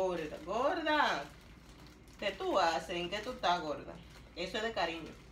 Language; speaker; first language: Spanish; native; Spanish